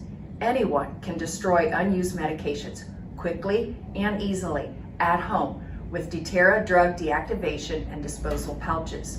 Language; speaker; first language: English; native; English